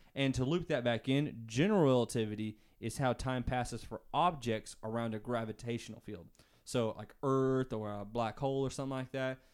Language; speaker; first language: English; native; English